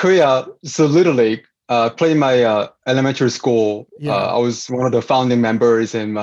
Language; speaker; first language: English; non-native, fluent; Korean